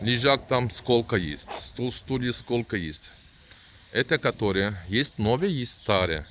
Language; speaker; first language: Russian; non-native, learner; Turkish